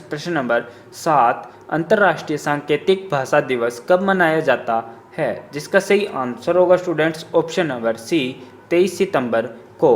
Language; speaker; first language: Hindi; native; Hindi